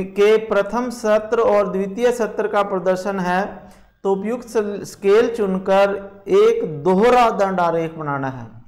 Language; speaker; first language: Hindi; native; Hindi